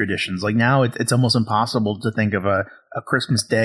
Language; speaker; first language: English; native; English